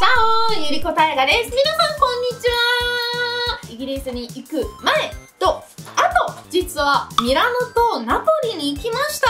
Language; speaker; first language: Japanese; non-native, fluent; Italian